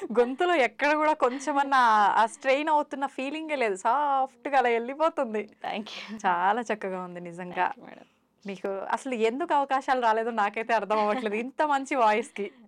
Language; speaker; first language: Telugu; native; Telugu